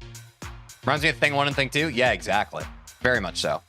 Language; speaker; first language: English; native; English